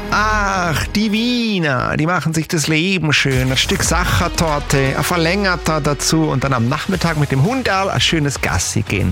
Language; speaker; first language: German; native; German